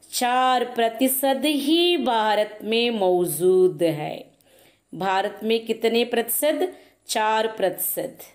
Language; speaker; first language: Hindi; non-native, local second language; Telugu